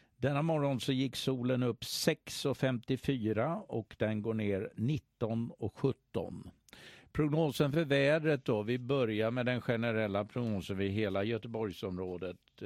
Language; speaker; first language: Swedish; native; Swedish